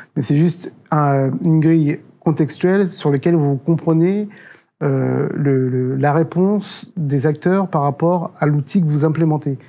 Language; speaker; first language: French; native; French